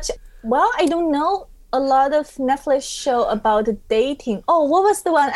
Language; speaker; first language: English; non-native, fluent; Chinese